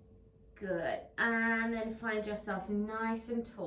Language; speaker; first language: English; native; English